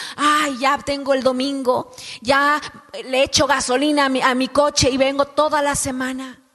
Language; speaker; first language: Spanish; native; Spanish